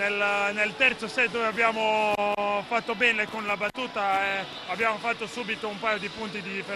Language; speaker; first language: Italian; non-native, fluent; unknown